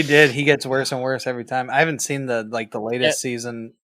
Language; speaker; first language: English; native; English